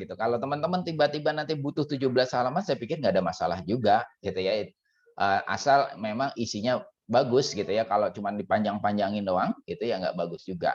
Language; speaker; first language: Indonesian; native; Indonesian